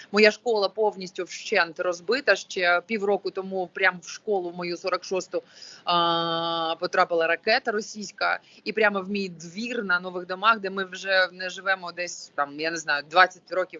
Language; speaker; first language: Ukrainian; non-native, local second language; Russian